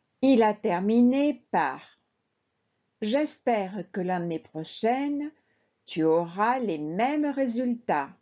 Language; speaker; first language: French; non-native, fluent; Spanish